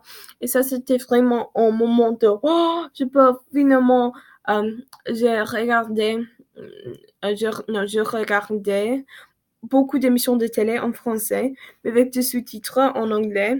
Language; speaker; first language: French; non-native, learner; English